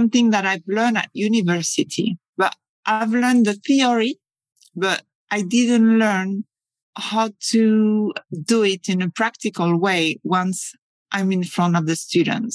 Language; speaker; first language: English; non-native, fluent; French